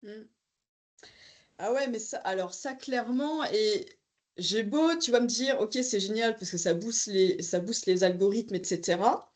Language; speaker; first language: French; native; French